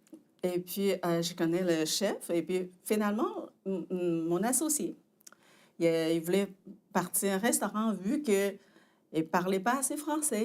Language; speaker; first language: French; non-native, fluent; Chinese